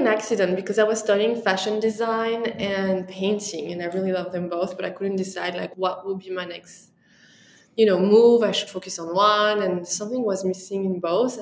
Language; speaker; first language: English; non-native, fluent; French